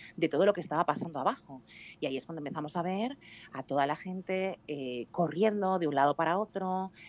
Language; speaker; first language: Spanish; native; Spanish